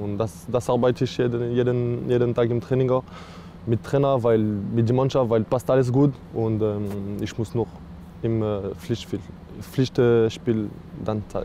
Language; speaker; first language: German; non-native, learner; French